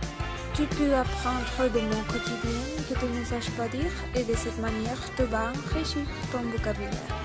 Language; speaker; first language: French; non-native, learner; Spanish